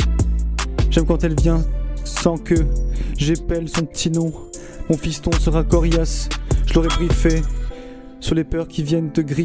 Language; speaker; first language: French; native; French